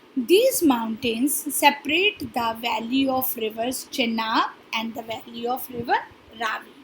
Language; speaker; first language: English; non-native, local second language; Punjabi